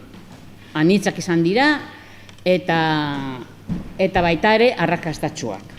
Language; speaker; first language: Basque; non-native, local second language; Spanish